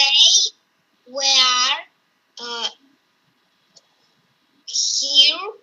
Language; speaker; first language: English; non-native, learner; Russian